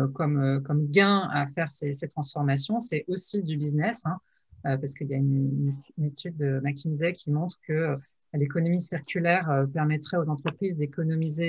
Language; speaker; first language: French; native; French